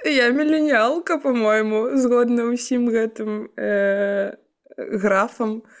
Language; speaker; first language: Belarusian; non-native, local second language; Russian